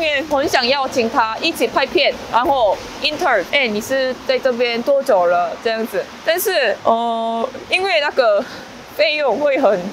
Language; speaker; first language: Chinese; non-native, fluent; Korean